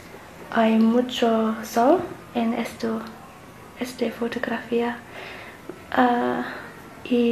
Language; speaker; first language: Spanish; non-native, learner; English